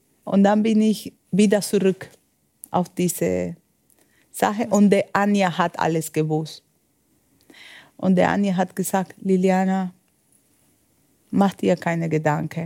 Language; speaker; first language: German; non-native, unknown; Spanish